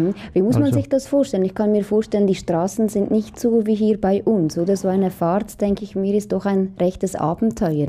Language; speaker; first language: German; native; German